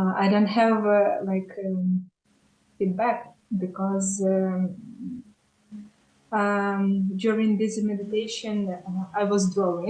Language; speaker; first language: English; non-native, learner; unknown